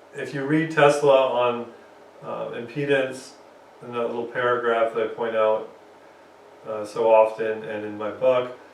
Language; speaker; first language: English; native; English